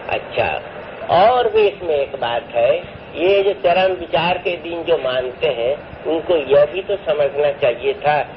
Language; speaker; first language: Hindi; non-native, local second language; Bangla